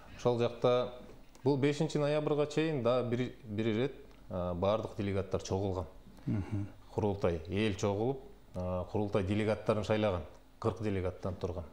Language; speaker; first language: Kyrgyz; native; Kyrgyz